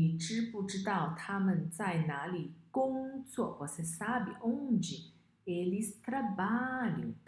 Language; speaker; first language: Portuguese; non-native, fluent; Chinese